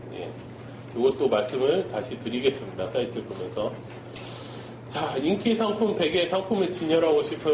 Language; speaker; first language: Korean; native; Korean